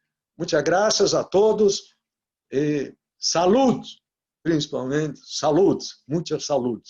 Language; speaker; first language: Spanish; non-native, learner; Portuguese